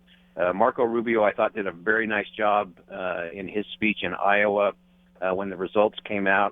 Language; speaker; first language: English; native; English